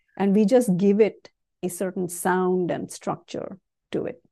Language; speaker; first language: English; non-native, local second language; Kannada